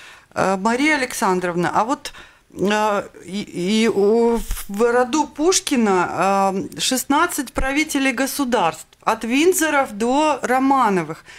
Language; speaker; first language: Russian; native; Russian